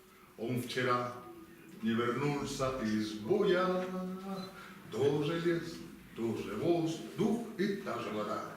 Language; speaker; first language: Russian; non-native, fluent; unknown